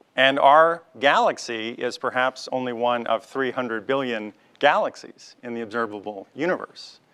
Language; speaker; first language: English; native; English